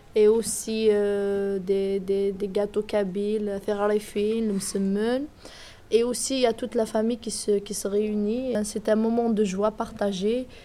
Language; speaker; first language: French; non-native, local second language; Kabyle